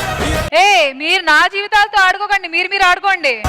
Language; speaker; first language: Telugu; native; Telugu